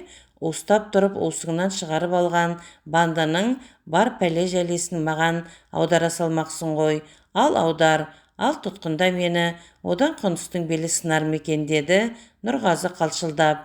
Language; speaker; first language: Kazakh; native; Kazakh